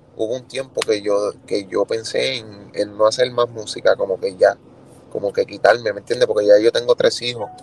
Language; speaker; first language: Spanish; native; Spanish